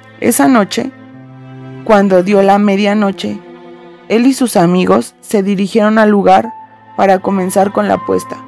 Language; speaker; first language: Spanish; native; Spanish